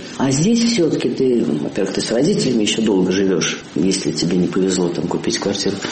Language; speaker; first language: Russian; native; Russian